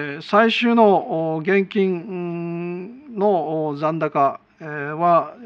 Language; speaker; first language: Japanese; native; Japanese